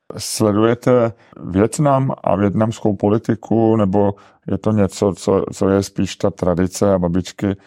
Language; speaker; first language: Czech; native; Czech